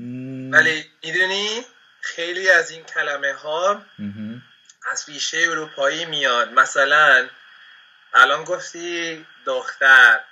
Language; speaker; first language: Persian; non-native, fluent; Spanish